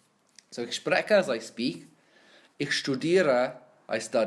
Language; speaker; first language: German; non-native, fluent; English